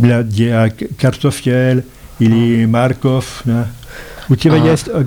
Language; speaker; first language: Russian; non-native, learner; French